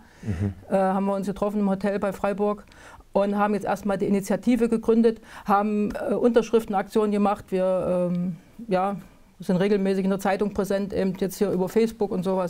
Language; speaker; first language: German; native; German